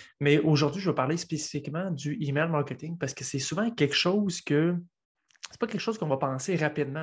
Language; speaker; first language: French; native; French